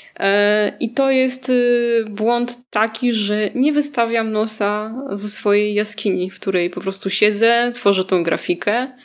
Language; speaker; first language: Polish; native; Polish